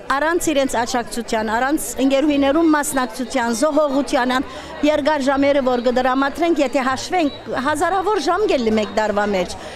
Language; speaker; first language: Armenian; early bilingual, heritage; Armenian